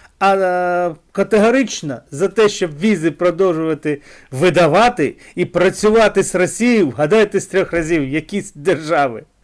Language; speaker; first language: Ukrainian; non-native, local second language; Russian